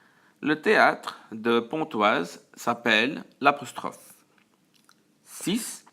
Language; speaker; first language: French; non-native, fluent; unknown